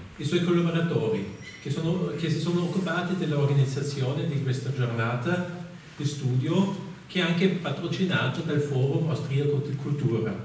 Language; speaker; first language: Italian; non-native, fluent; German